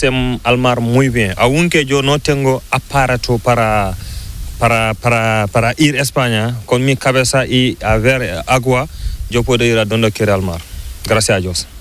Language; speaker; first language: Spanish; non-native, learner; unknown